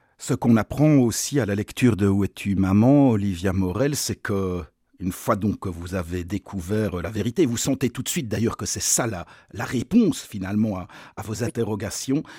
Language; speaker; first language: French; native; French